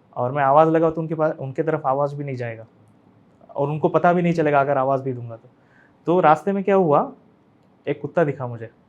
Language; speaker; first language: Hindi; non-native, local second language; Marathi